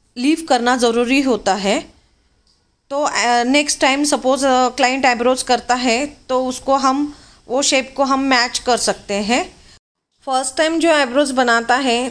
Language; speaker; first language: Hindi; non-native, local second language; Marathi